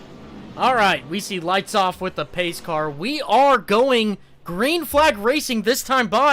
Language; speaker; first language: English; native; English